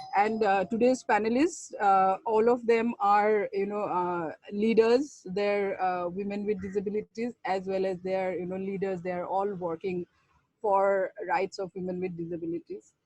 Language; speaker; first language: English; non-native, local second language; Assamese